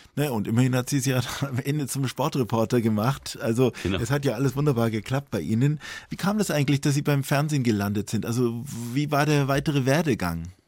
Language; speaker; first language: German; native; German